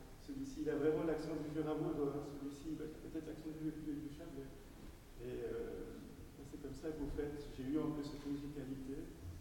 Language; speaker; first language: French; native; French